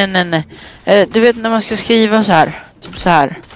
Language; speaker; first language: Swedish; native; Swedish